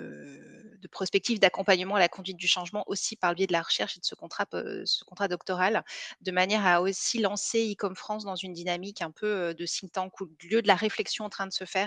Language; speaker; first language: French; native; French